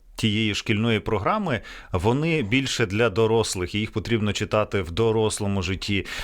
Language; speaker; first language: Ukrainian; native; Ukrainian